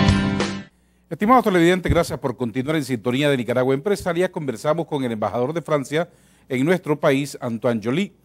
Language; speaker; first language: Spanish; native; Spanish